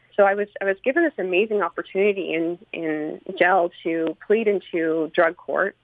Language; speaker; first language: English; native; English